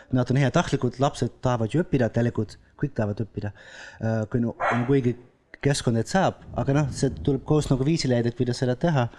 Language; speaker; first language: Estonian; non-native, fluent; Dutch